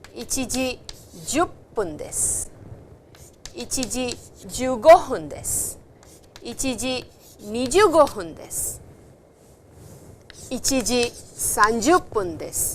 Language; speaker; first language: Japanese; non-native, fluent; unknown